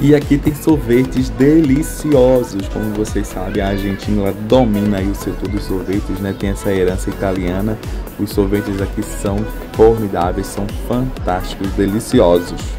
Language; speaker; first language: Portuguese; native; Portuguese